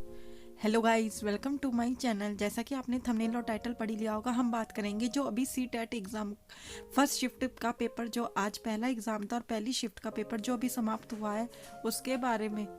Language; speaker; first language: Hindi; native; Hindi